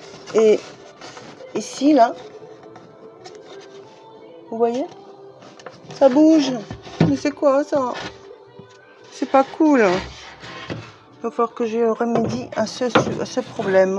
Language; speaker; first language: French; native; French